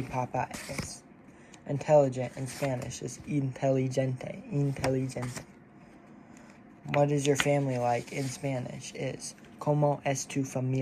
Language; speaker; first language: Spanish; non-native, learner; English